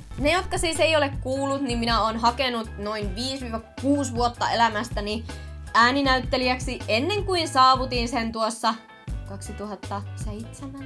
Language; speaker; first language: Finnish; native; Finnish